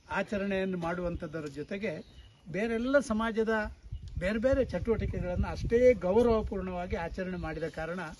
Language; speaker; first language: Kannada; native; Kannada